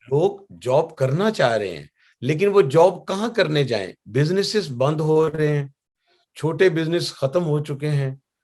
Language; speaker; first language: Urdu; native; Urdu